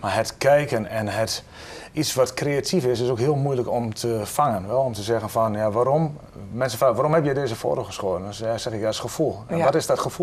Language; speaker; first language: Dutch; native; Dutch